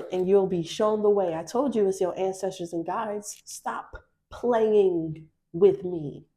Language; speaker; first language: English; native; English